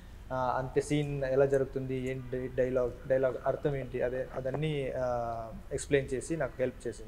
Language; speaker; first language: Telugu; non-native, learner; Kannada